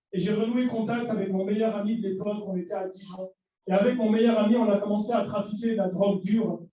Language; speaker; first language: French; early bilingual, other home language; Arabic